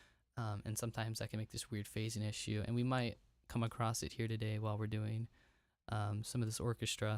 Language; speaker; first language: English; native; English